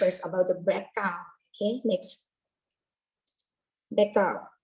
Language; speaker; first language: English; non-native, learner; Thai